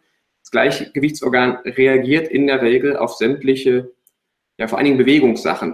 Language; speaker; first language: German; native; German